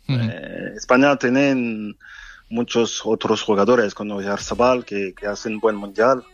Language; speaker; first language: Spanish; non-native, fluent; French